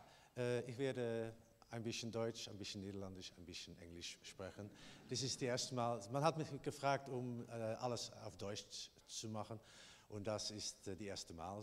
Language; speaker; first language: German; non-native, learner; Dutch